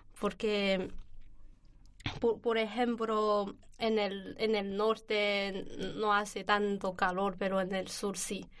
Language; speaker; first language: Spanish; non-native, learner; Chinese